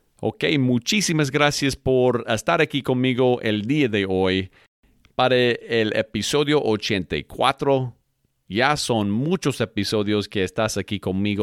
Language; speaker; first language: Spanish; non-native, fluent; English